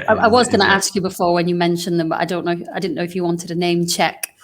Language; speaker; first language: English; native; English